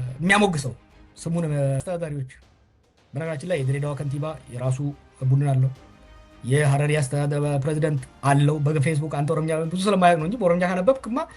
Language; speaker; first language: Amharic; non-native, local second language; Oromo